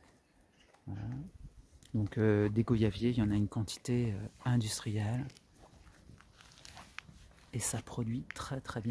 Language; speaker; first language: French; native; French